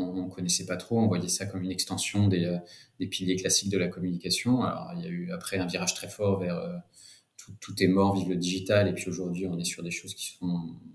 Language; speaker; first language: French; native; French